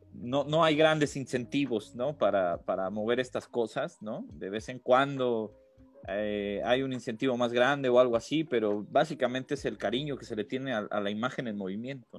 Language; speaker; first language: Spanish; native; Spanish